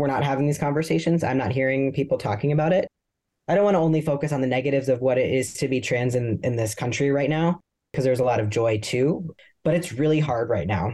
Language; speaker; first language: English; native; English